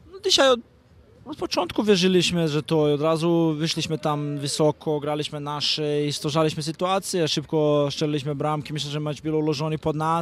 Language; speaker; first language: Polish; non-native, fluent; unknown